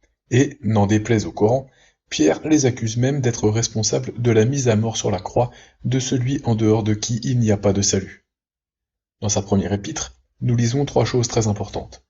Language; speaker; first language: French; native; French